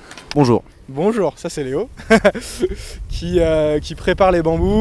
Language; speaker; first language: French; native; French